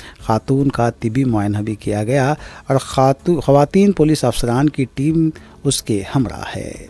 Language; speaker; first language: Urdu; native; Urdu